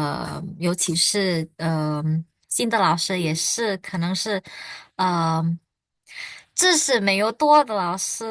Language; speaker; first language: Chinese; non-native, fluent; Indonesian